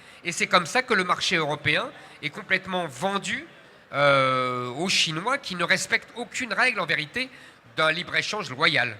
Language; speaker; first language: French; native; French